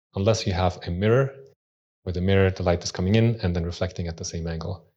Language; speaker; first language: English; early bilingual, other home language; Swiss German